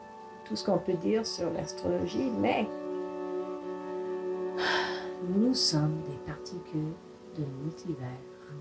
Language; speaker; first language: French; non-native, fluent; English